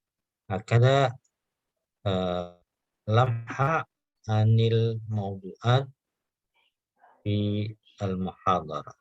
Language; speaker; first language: Arabic; non-native, fluent; Indonesian